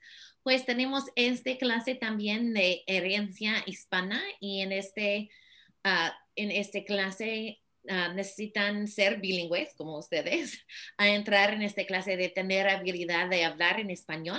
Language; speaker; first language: Spanish; non-native, fluent; English